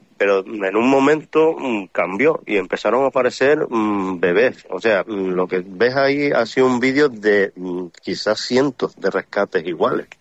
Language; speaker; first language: Spanish; native; Spanish